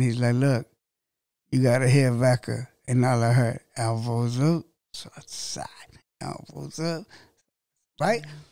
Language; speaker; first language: English; early bilingual, other home language; Spanish